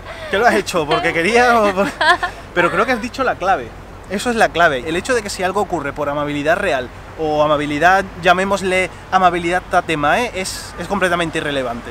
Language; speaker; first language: Spanish; native; Spanish